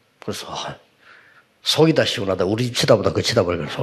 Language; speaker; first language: Korean; native; Korean